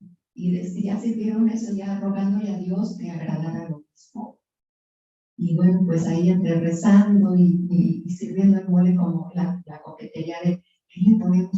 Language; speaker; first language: Spanish; native; Spanish